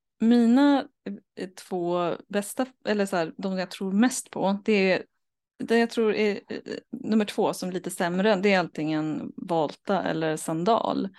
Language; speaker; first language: Swedish; native; Swedish